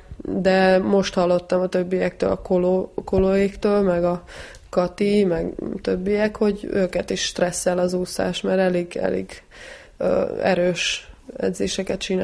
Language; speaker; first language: Hungarian; early bilingual, heritage; Hungarian